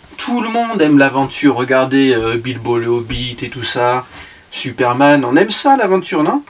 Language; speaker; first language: French; native; French